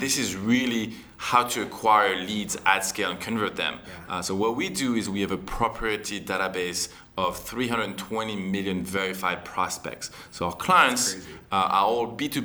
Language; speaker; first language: English; non-native, fluent; French